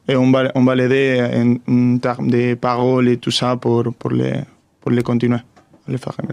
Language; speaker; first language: French; non-native, fluent; Spanish